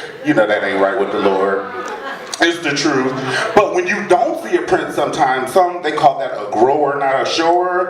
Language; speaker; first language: English; native; English